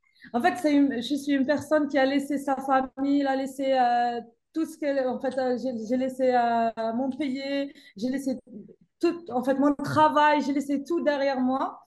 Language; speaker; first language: French; non-native, local second language; Arabic